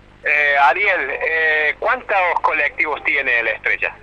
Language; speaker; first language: Spanish; native; Spanish